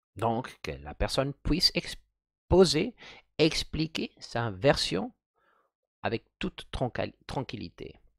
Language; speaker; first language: French; non-native, fluent; Spanish